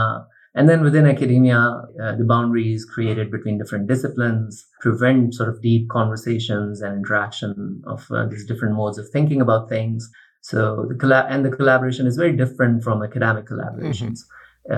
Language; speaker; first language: English; non-native, local second language; Urdu